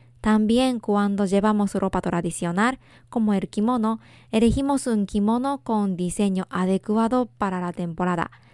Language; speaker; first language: Spanish; non-native, fluent; Japanese